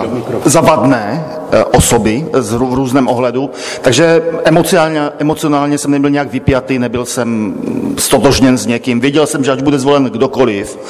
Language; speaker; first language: Czech; native; Czech